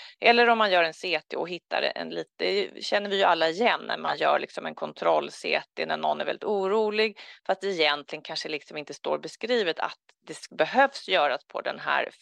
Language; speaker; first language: Swedish; native; Swedish